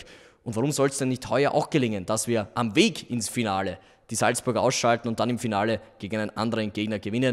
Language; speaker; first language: German; native; German